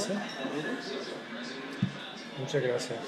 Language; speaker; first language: Spanish; non-native, fluent; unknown